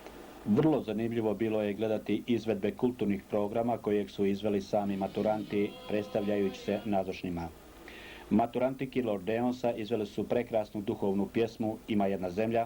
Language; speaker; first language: Croatian; native; Croatian